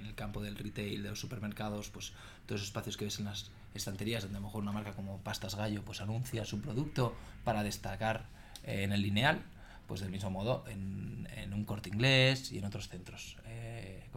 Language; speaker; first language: Spanish; native; Spanish